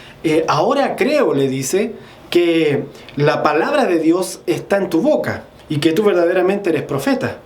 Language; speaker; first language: Spanish; native; Spanish